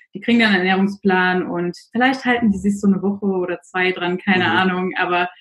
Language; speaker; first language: German; native; German